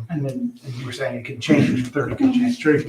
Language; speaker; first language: English; native; English